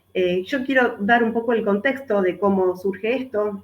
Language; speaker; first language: Spanish; native; Spanish